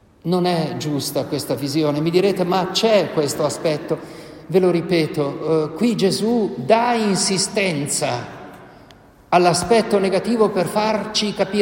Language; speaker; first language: Italian; native; Italian